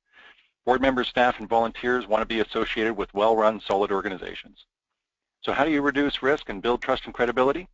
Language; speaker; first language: English; native; English